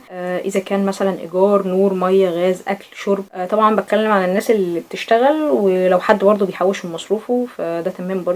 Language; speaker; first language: Arabic; native; Arabic